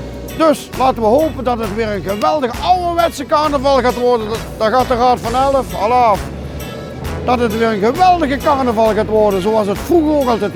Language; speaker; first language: Dutch; native; Dutch